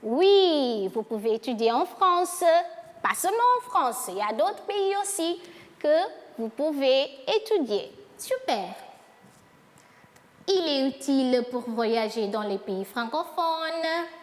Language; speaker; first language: French; non-native, fluent; Portuguese